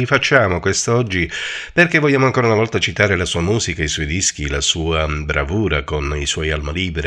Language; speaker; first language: Italian; native; Italian